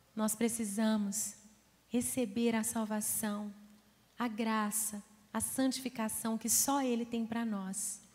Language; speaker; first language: Portuguese; native; Portuguese